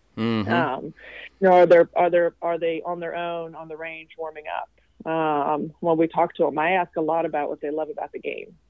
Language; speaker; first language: English; non-native, fluent; Swedish